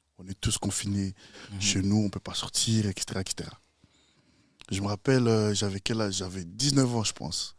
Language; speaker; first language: French; native; French